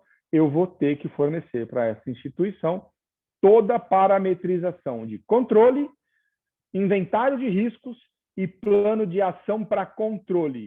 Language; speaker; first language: Portuguese; native; Portuguese